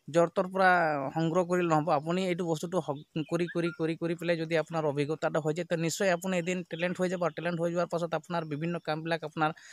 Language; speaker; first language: Assamese; non-native, local second language; Sadri